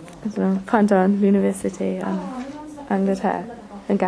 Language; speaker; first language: French; non-native, learner; English